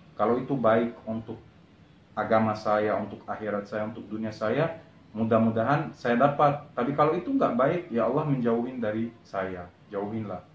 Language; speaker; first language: Indonesian; non-native, fluent; Arabic